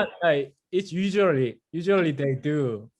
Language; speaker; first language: English; non-native, fluent; Korean